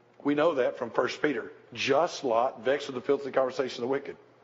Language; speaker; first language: English; native; English